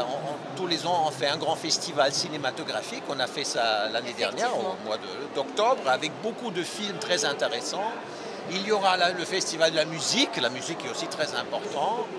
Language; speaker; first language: French; non-native, fluent; German